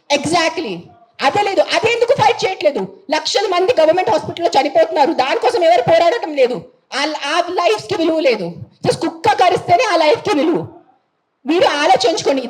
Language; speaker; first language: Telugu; non-native, fluent; Marathi